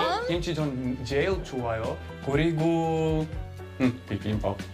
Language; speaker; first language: Korean; non-native, learner; English